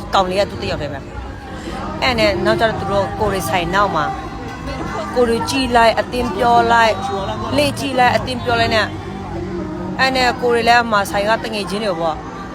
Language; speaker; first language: Burmese; native; Burmese